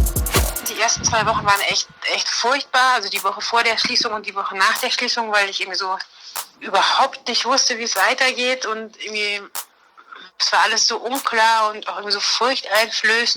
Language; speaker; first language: German; native; German